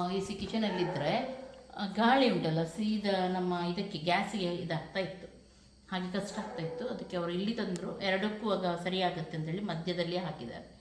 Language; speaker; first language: Kannada; non-native, local second language; Konkani